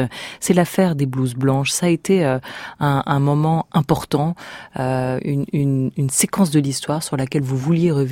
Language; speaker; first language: French; native; French